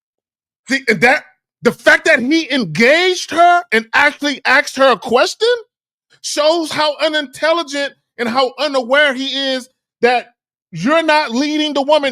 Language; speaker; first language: English; native; English